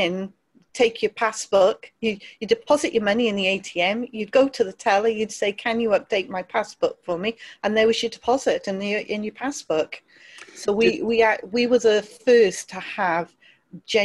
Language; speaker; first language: English; native; English